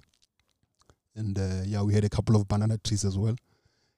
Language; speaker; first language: English; non-native, local second language; Northern Sotho